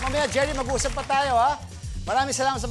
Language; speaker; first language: Filipino; native; Filipino